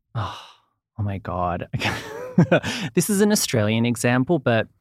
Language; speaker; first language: English; native; English